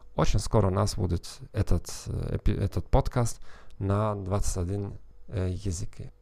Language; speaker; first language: Russian; non-native, fluent; German